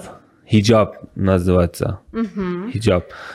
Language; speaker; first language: Russian; non-native, learner; Persian